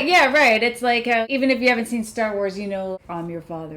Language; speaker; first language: English; native; English